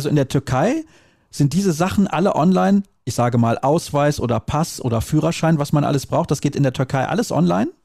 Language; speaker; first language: German; early bilingual, other home language; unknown